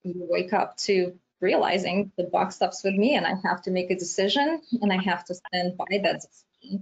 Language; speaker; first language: English; non-native, fluent; Romanian